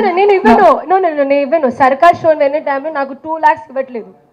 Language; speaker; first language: Telugu; non-native, fluent; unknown